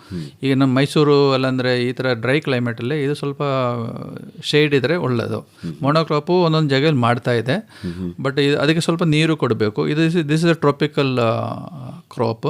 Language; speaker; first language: Kannada; non-native, local second language; Malayalam